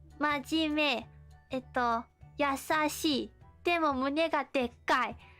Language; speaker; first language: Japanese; non-native, learner; English